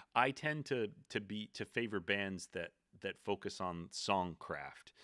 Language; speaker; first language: English; native; English